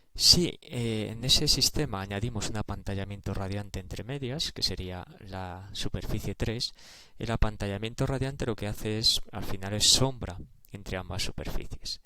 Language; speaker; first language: Spanish; native; Spanish